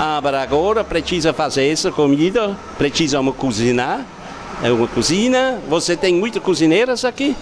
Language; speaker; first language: Portuguese; non-native, learner; German